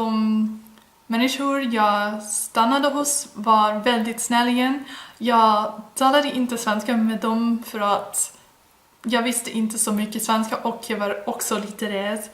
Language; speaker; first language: Swedish; non-native, learner; Dutch